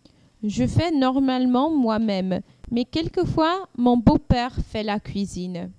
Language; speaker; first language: French; non-native, learner; English